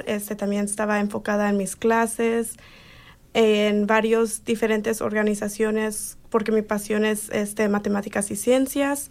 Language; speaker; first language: Spanish; early bilingual, heritage; Spanish